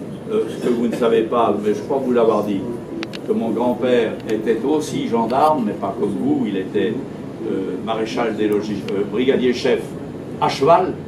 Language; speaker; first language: French; native; French